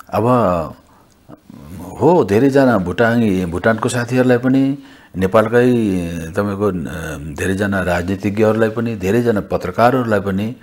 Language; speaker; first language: Nepali; native; Nepali